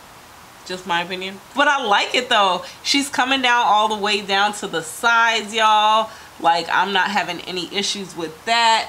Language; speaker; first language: English; native; English